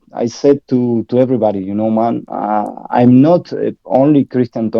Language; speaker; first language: English; non-native, learner; Spanish